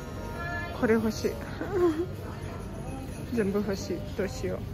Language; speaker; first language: Japanese; non-native, learner; English